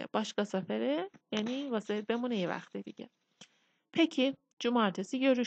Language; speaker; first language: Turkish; non-native, fluent; Persian